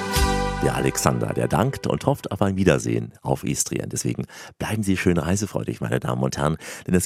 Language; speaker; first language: German; native; German